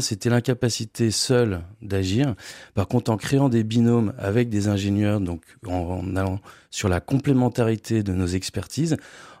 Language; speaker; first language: French; native; French